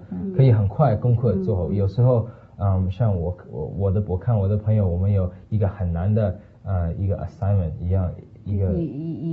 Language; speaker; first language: Chinese; early bilingual, heritage; Chinese